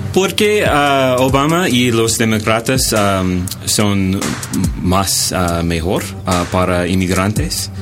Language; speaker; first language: Spanish; non-native, learner; English